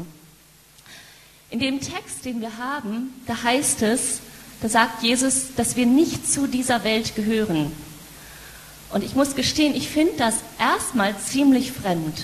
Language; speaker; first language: German; native; German